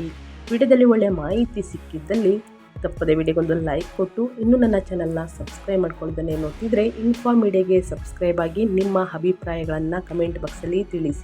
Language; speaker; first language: Kannada; native; Kannada